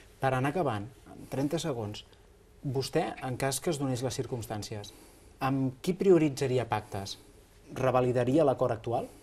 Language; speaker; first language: Catalan; native; Catalan